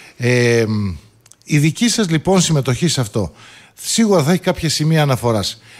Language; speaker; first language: Greek; native; Greek